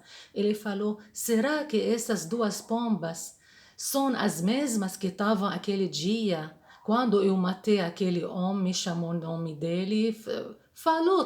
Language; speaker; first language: Portuguese; non-native, fluent; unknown